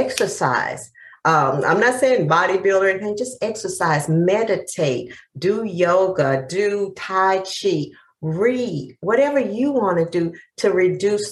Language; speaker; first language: English; native; English